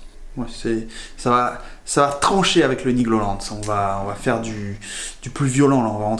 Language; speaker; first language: French; native; French